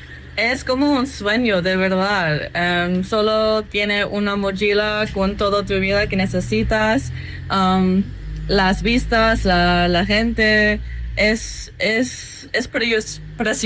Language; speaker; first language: Spanish; non-native, learner; English